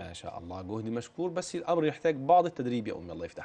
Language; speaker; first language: Arabic; native; Arabic